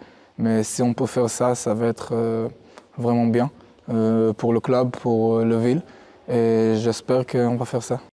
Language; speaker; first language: French; non-native, learner; Hebrew